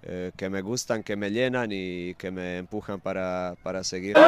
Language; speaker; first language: Spanish; non-native, fluent; Croatian